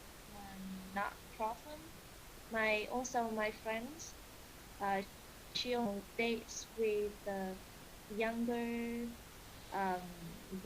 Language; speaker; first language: English; non-native, learner; Vietnamese